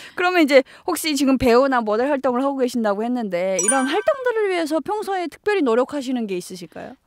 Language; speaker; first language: Korean; native; Korean